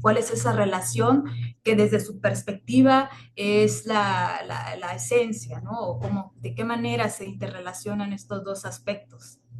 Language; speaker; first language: Spanish; native; Spanish